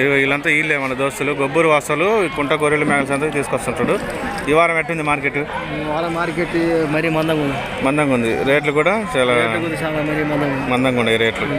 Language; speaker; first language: Telugu; native; Telugu